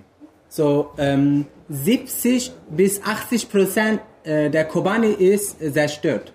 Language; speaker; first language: German; non-native, fluent; Kurdish